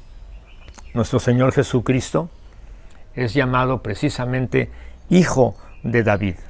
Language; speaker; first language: Spanish; native; Spanish